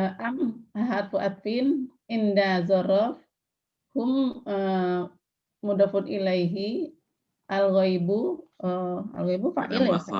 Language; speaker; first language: Arabic; non-native, learner; Indonesian